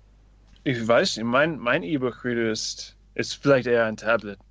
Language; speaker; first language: German; non-native, fluent; English